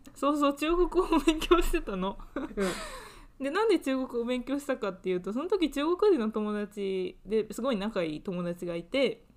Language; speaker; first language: Japanese; native; Japanese